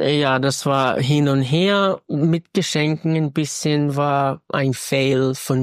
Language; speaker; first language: German; non-native, fluent; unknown